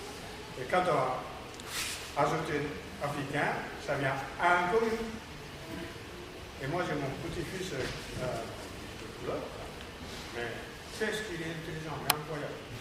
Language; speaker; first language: French; non-native, learner; Japanese